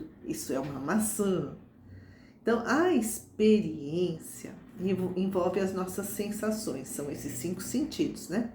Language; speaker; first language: Portuguese; native; Portuguese